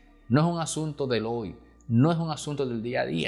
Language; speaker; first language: Spanish; native; Spanish